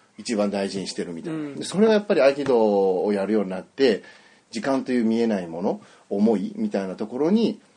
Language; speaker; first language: Japanese; native; Japanese